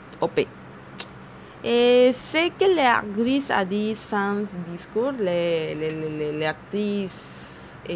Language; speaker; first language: French; non-native, learner; Spanish